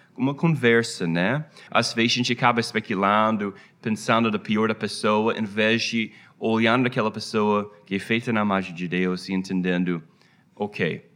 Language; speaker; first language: Portuguese; non-native, fluent; English